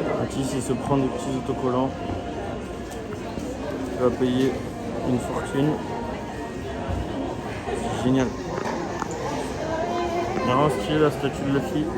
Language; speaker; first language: French; native; French